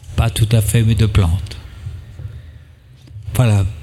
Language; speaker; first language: French; native; French